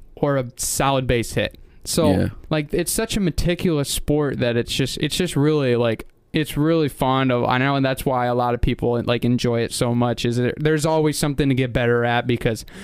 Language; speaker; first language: English; native; English